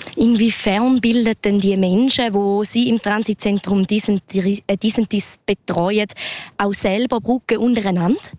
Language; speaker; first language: German; native; German